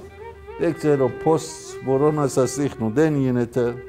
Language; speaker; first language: Greek; non-native, learner; Persian